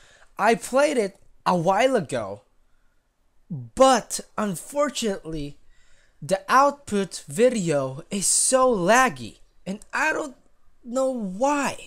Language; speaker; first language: English; non-native, local second language; Filipino